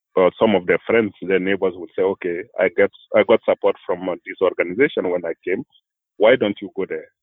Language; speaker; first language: English; non-native, fluent; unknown